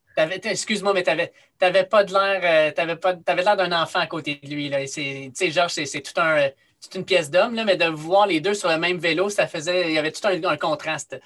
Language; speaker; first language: French; native; French